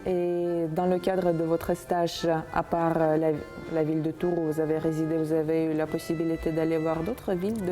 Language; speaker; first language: French; non-native, fluent; Uzbek